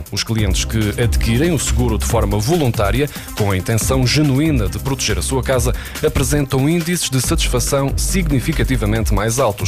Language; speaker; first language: Portuguese; native; Portuguese